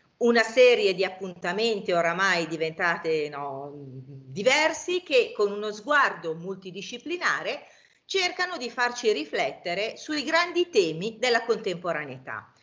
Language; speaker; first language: Italian; native; Italian